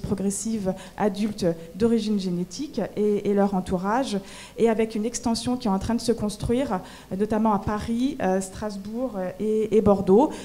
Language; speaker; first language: French; native; French